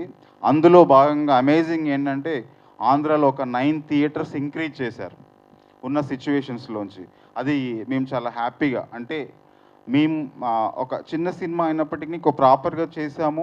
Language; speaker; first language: Telugu; native; Telugu